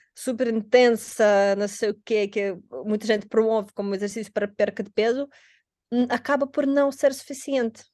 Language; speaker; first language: Portuguese; non-native, fluent; Russian